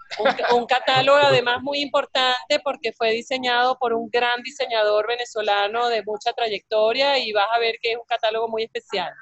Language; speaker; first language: Spanish; native; Spanish